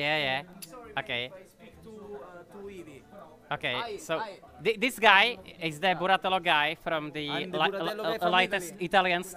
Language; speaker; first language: English; non-native, fluent; Czech